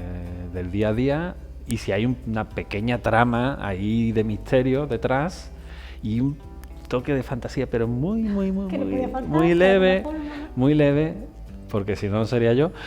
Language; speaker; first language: Spanish; native; Spanish